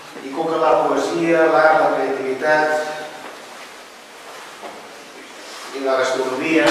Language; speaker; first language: Catalan; native; Catalan